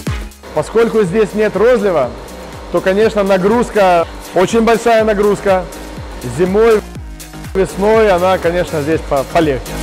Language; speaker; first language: Russian; native; Russian